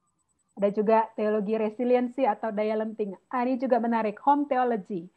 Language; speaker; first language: Indonesian; native; Indonesian